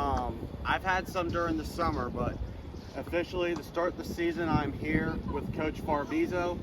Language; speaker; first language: English; native; English